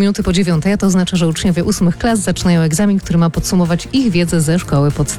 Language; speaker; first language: Polish; native; Polish